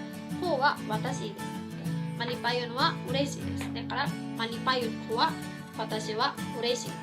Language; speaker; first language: Japanese; non-native, fluent; Filipino